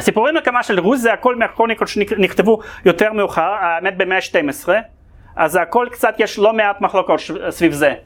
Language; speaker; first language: Hebrew; non-native, fluent; Russian